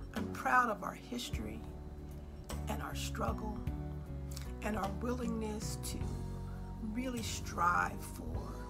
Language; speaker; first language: English; native; English